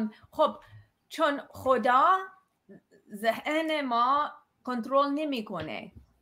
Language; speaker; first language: Persian; non-native, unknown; English